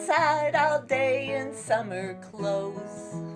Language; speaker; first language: English; native; English